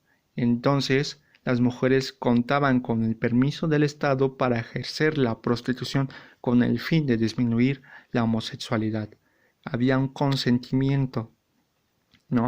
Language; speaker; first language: Spanish; native; Spanish